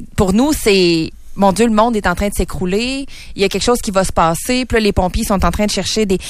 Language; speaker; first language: French; native; French